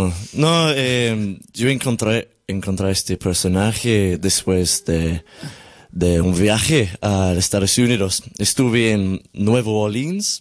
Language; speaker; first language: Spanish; non-native, learner; English